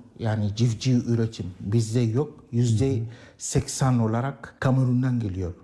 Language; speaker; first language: Turkish; non-native, learner; Arabic